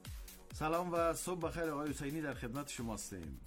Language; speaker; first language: Persian; native; Persian